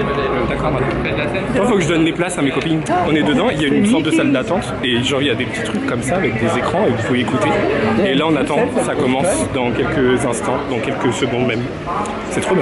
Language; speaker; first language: French; native; French